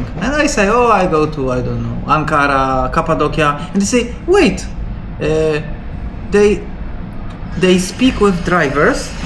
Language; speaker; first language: English; non-native, learner; Polish